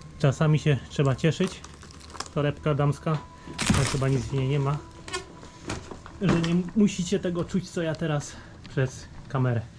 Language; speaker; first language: Polish; native; Polish